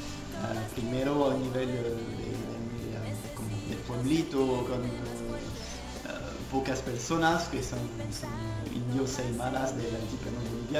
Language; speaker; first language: Spanish; non-native, fluent; French